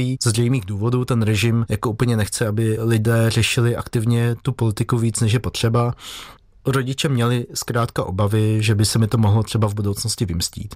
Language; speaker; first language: Czech; early bilingual, other home language; Vietnamese